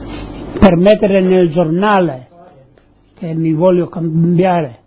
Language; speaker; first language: Italian; non-native, local second language; Friulian